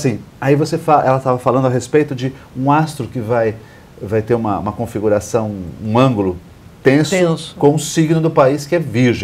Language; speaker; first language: Portuguese; native; Portuguese